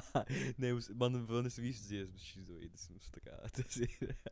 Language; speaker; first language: Latvian; native; Latvian